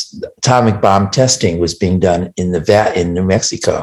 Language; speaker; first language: English; native; English